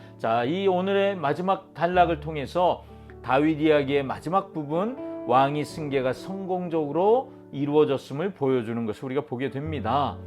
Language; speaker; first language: Korean; native; Korean